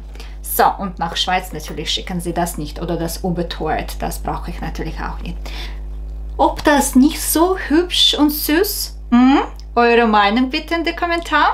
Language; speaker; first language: German; non-native, fluent; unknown